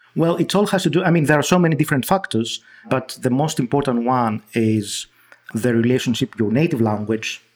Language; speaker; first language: English; non-native, fluent; Greek